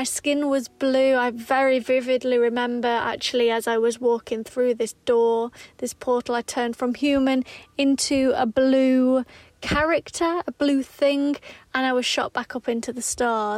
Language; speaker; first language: English; native; English